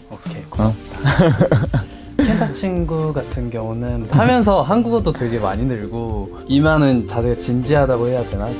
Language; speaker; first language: Korean; native; Korean